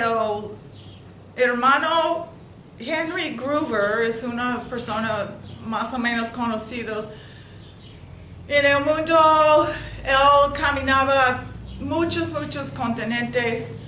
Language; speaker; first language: Spanish; non-native, learner; English